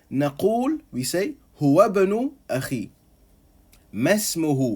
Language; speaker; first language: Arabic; non-native, fluent; English